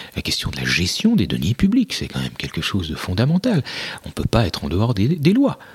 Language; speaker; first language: French; native; French